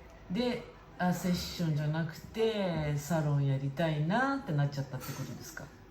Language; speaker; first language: Japanese; native; Japanese